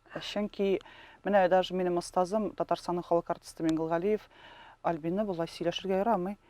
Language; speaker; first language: Tatar; non-native, local second language; Russian